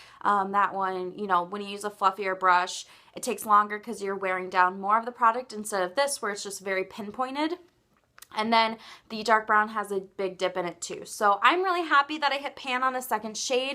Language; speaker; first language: English; native; English